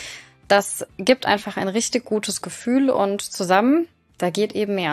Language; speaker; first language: German; native; German